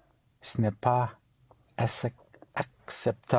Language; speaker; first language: French; non-native, learner; English